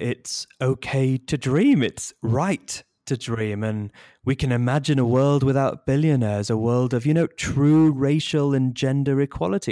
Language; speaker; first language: English; native; English